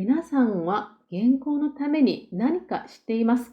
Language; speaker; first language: Japanese; non-native, fluent; Korean